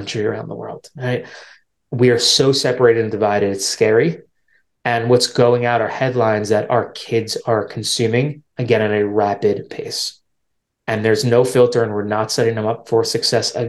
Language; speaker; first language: English; native; English